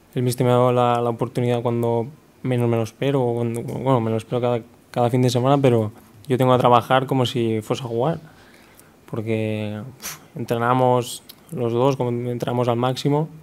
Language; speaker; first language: Spanish; non-native, local second language; Catalan